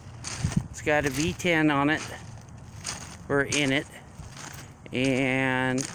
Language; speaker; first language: English; native; English